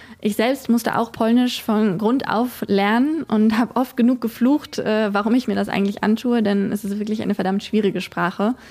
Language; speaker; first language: German; native; German